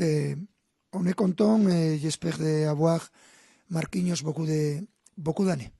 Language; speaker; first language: French; non-native, fluent; Spanish